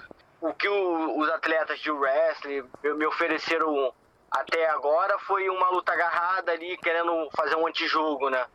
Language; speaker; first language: Portuguese; native; Portuguese